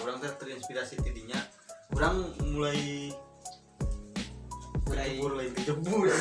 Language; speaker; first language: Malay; non-native, local second language; Sundanese